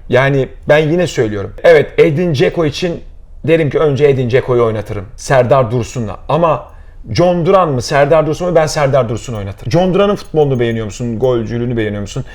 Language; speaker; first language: Turkish; native; Turkish